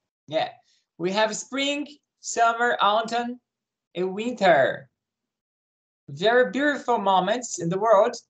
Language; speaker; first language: English; non-native, fluent; Portuguese